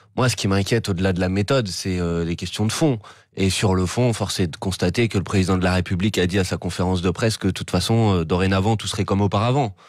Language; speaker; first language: French; native; French